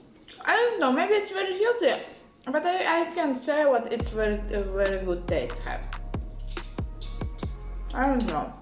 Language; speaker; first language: English; non-native, learner; Russian